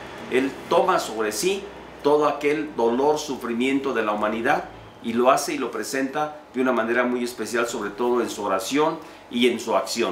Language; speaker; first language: Spanish; native; Spanish